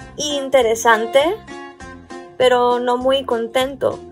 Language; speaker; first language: Spanish; non-native, learner; Greek